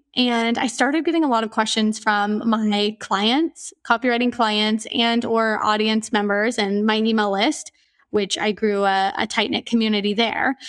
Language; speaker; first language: English; native; English